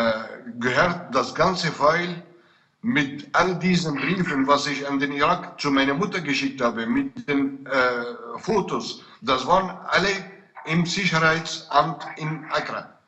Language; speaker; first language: German; non-native, fluent; Kurdish